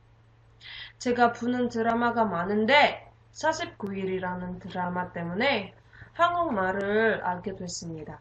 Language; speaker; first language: Korean; non-native, learner; Indonesian